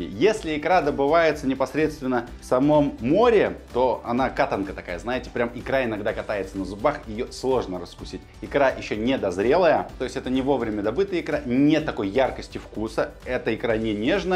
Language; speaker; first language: Russian; native; Russian